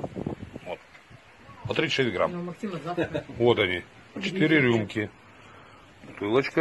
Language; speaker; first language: Russian; native; Russian